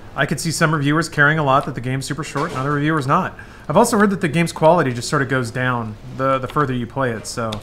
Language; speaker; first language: English; native; English